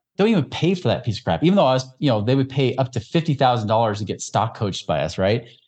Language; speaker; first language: English; native; English